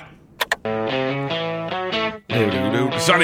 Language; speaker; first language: Swedish; native; Swedish